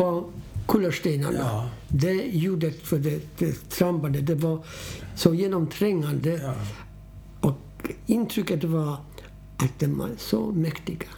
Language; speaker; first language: Swedish; non-native, fluent; Polish